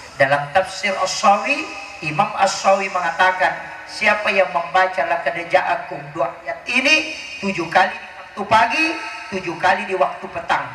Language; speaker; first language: Indonesian; non-native, local second language; Buginese